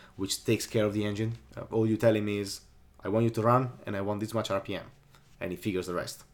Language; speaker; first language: English; non-native, fluent; Italian